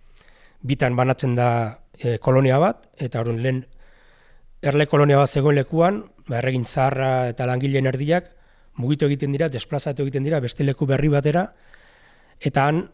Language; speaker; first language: Basque; native; Basque